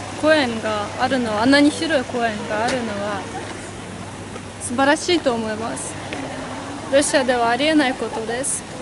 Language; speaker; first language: Japanese; non-native, fluent; Russian